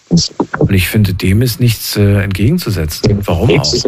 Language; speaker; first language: German; native; German